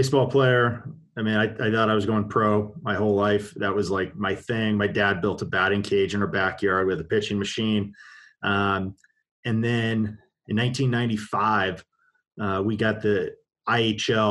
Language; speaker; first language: English; native; English